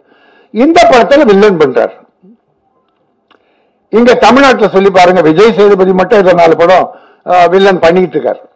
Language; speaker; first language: Tamil; native; Tamil